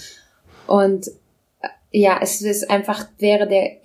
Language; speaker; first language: German; non-native, local second language; Russian